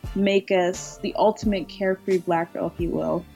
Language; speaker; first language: English; native; English